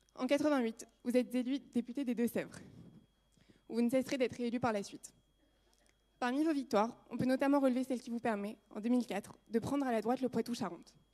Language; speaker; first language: French; native; French